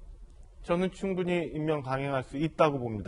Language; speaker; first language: Korean; native; Korean